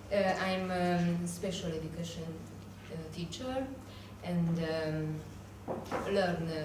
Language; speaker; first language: English; non-native, learner; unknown